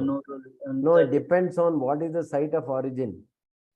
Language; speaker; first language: English; non-native, local second language; Kannada